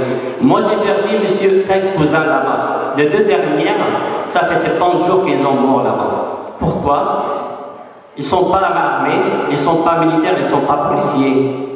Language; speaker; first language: French; non-native, fluent; Arabic